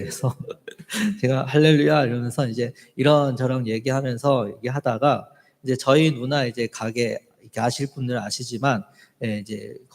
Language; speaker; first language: Korean; native; Korean